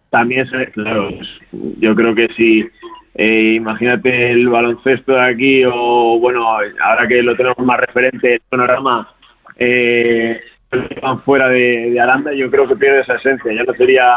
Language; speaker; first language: Spanish; native; Spanish